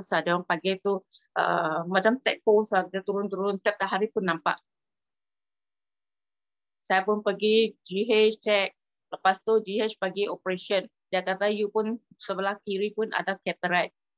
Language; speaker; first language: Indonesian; non-native, local second language; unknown